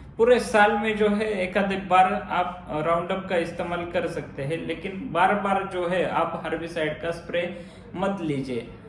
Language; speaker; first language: Hindi; non-native, local second language; Marathi